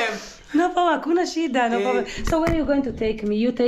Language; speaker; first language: English; non-native, learner; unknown